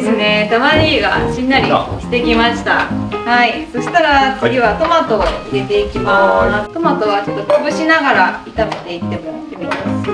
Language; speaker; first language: Japanese; native; Japanese